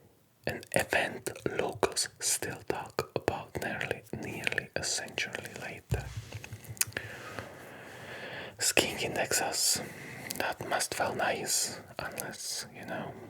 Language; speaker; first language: English; non-native, fluent; Polish